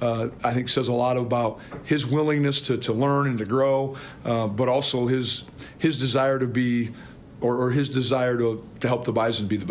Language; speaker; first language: English; native; English